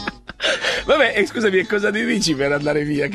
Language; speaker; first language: Italian; native; Italian